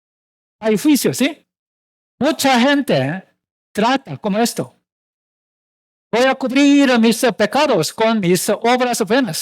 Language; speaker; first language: Spanish; non-native, learner; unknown